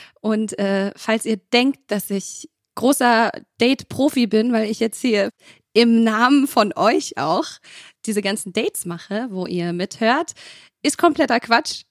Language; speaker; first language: German; early bilingual, other home language; Arabic